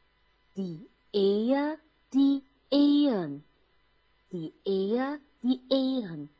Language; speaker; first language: German; non-native, fluent; Chinese